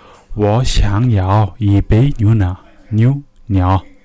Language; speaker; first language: Chinese; non-native, fluent; Mongolian